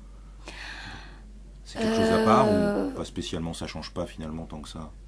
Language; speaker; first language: French; native; French